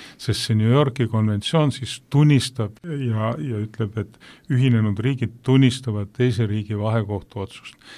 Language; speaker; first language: Estonian; native; Estonian